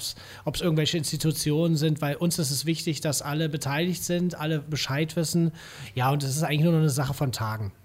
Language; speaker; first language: German; native; German